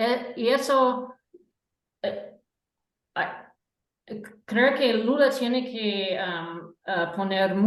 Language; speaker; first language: Spanish; non-native, fluent; English